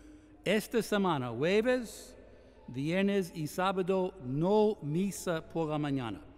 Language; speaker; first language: Spanish; non-native, fluent; English